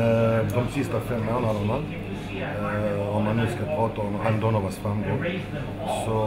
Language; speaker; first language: Swedish; early bilingual, other home language; Macedonian